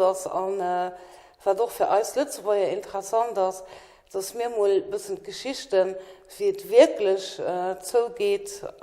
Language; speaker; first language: German; non-native, local second language; Luxembourgish